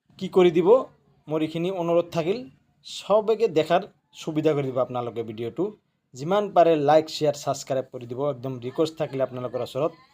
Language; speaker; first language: Assamese; non-native, local second language; Bangla